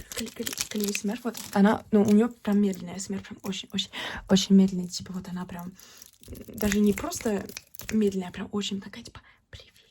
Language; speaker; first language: Russian; early bilingual, heritage; Russian